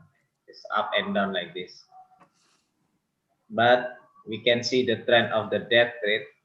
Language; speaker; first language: English; non-native, local second language; Indonesian